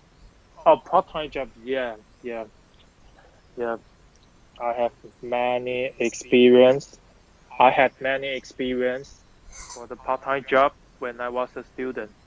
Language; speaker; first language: English; non-native, learner; Chinese